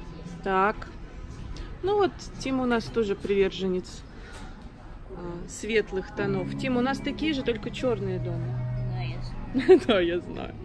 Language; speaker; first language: Russian; native; Russian